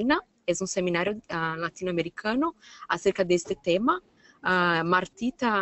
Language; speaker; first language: Spanish; non-native, learner; Portuguese